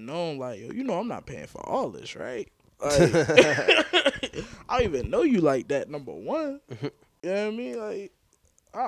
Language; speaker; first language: English; native; English